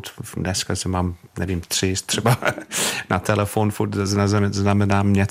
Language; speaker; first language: Czech; non-native, fluent; English